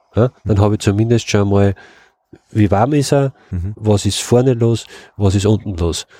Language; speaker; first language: German; native; German